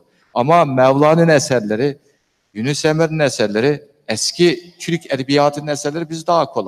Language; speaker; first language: Turkish; non-native, learner; Uyghur